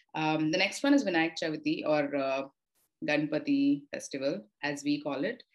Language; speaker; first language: English; non-native, local second language; Telugu